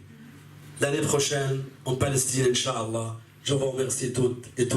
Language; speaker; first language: French; non-native, fluent; Arabic